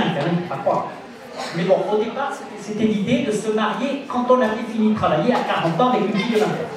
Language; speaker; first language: French; native; French